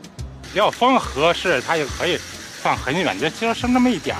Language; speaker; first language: Chinese; native; Chinese